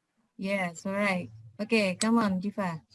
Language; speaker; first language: English; non-native, fluent; Indonesian